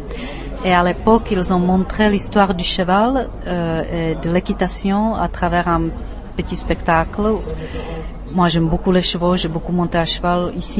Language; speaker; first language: French; non-native, fluent; Czech